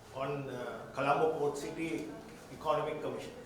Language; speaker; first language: English; non-native, local second language; Sinhala